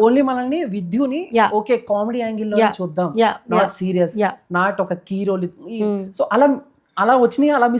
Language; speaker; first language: Telugu; native; Telugu